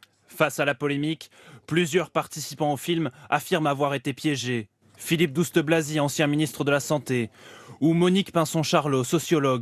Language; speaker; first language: French; native; French